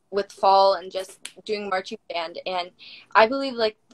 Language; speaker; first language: English; native; English